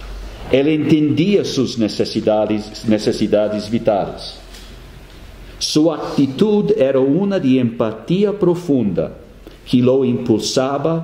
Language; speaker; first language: Spanish; non-native, fluent; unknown